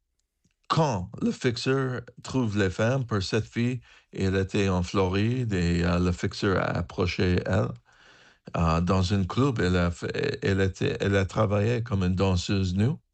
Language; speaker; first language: French; non-native, learner; English